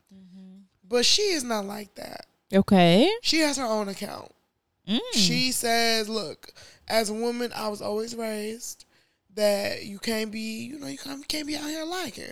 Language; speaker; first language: English; native; English